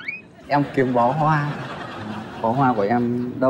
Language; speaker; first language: Vietnamese; native; Vietnamese